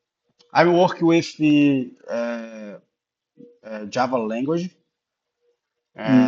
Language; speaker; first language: English; non-native, learner; Portuguese